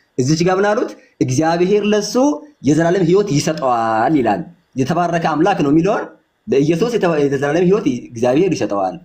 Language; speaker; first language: Amharic; non-native, local second language; Oromo